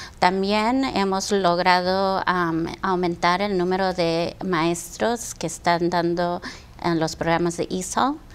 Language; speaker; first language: Spanish; early bilingual, heritage; Spanish